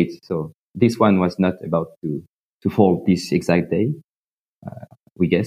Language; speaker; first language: English; non-native, fluent; French